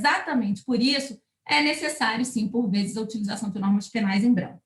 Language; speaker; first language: Portuguese; native; Portuguese